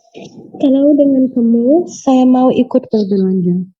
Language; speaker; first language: Indonesian; non-native, learner; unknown